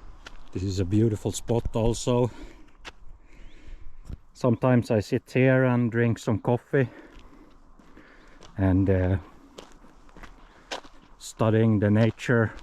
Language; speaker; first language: English; non-native, fluent; Swedish